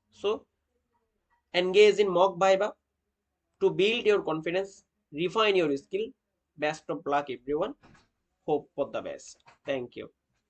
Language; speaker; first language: English; non-native, local second language; Bangla